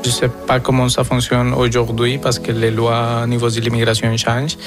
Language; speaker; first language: French; non-native, fluent; Spanish